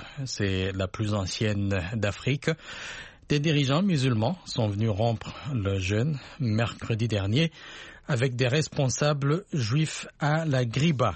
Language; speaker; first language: French; non-native, local second language; Rundi